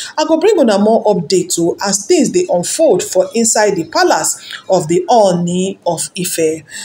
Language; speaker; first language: Nigerian Pidgin; non-native, local second language; Yoruba